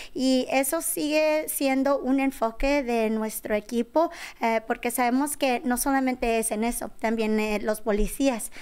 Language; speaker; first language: Spanish; early bilingual, heritage; Spanish